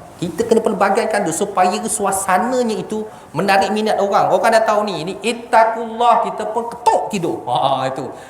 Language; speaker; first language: Malay; non-native, local second language; Javanese